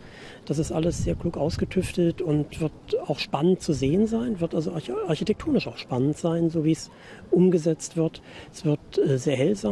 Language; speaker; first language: German; native; German